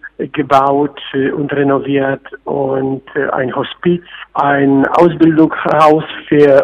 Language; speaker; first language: German; non-native, fluent; Polish